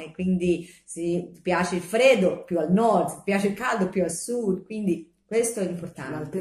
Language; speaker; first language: Italian; non-native, fluent; Portuguese